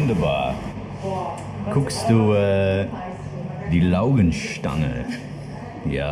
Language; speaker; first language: German; non-native, learner; English